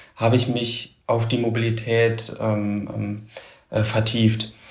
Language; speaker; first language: German; native; German